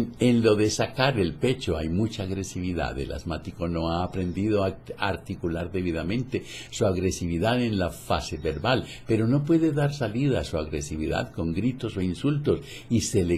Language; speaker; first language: Spanish; native; Spanish